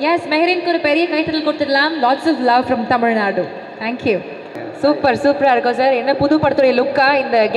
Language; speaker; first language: Tamil; native; Tamil